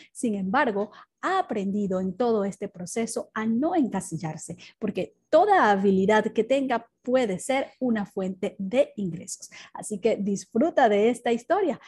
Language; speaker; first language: Spanish; native; Spanish